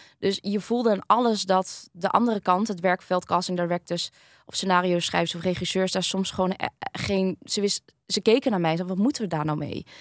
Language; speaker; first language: Dutch; early bilingual, other home language; Vietnamese